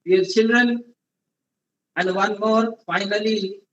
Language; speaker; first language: English; non-native, local second language; Hindi